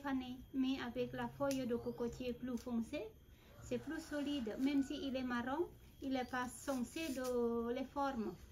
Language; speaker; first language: French; non-native, fluent; Balinese